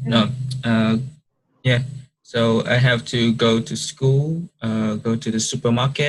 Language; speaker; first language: English; non-native, learner; Vietnamese